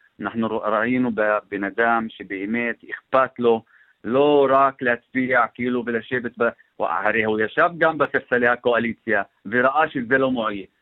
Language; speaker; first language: Hebrew; non-native, local second language; Arabic